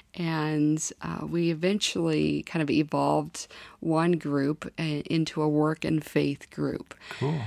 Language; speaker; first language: English; native; English